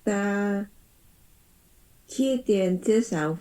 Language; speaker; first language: Chinese; non-native, learner; Indonesian